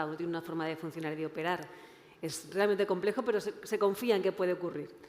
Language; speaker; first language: Spanish; native; Spanish